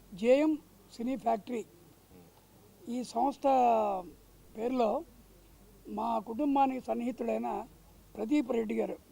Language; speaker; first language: Telugu; native; Telugu